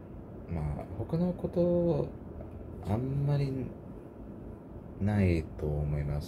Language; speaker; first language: Japanese; non-native, learner; English